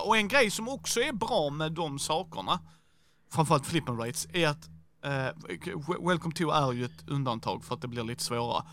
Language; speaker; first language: Swedish; native; Swedish